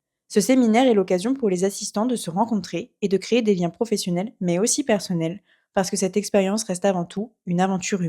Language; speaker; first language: French; native; French